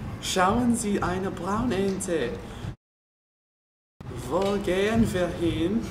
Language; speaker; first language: German; non-native, learner; English